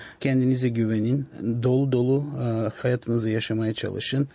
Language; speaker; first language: Turkish; non-native, fluent; Bulgarian